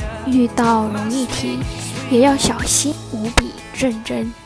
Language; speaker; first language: Chinese; non-native, fluent; Vietnamese